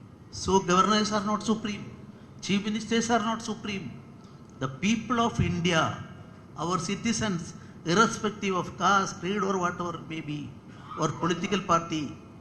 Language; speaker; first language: English; non-native, local second language; Malayalam